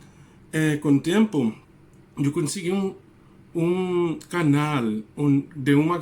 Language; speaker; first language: Portuguese; non-native, learner; English